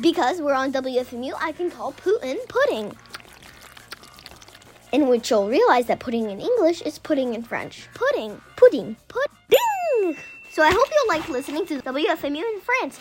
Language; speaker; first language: English; early bilingual, other home language; French